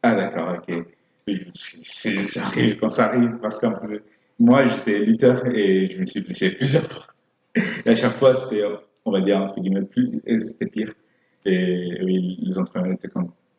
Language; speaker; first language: French; non-native, fluent; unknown